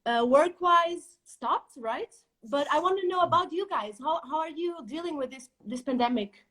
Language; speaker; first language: English; non-native, fluent; Portuguese